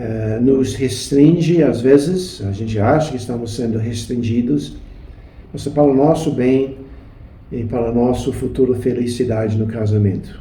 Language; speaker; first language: Portuguese; non-native, fluent; English